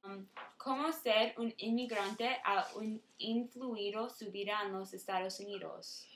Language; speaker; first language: Spanish; non-native, learner; English